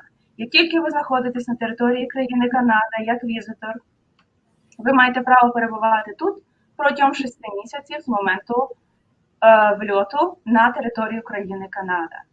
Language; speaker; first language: Ukrainian; native; Ukrainian